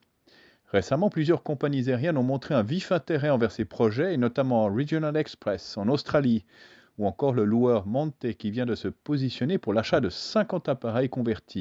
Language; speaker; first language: French; native; French